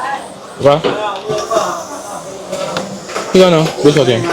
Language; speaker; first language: Chinese; non-native, learner; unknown